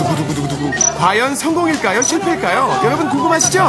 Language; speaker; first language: Korean; native; Korean